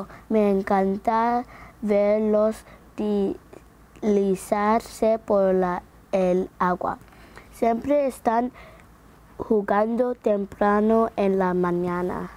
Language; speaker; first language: Spanish; non-native, learner; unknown